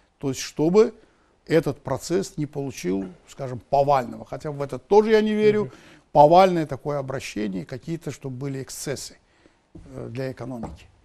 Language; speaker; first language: Russian; non-native, local second language; Azerbaijani